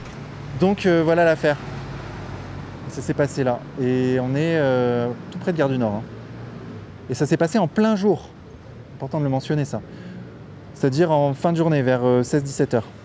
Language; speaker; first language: French; native; French